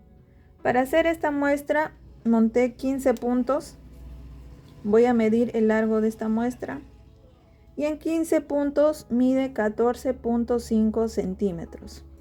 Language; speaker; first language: Spanish; native; Spanish